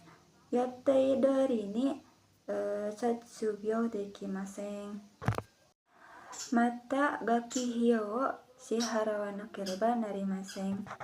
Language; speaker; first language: Japanese; non-native, learner; Indonesian